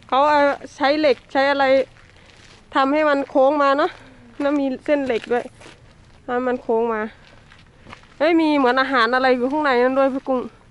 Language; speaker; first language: Thai; native; Thai